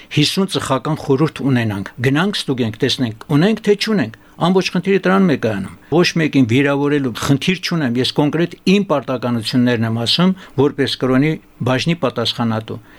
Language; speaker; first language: Armenian; native; Armenian